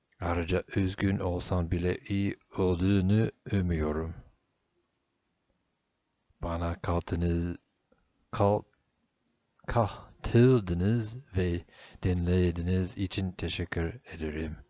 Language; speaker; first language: Turkish; non-native, fluent; English